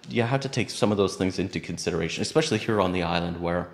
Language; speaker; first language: English; native; English